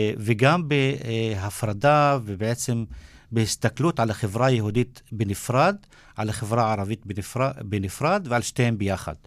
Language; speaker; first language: Hebrew; non-native, local second language; Arabic